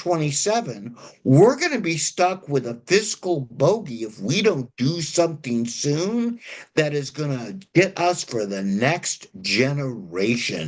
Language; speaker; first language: English; native; English